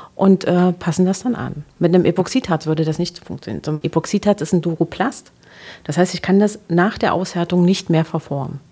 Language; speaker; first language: German; native; German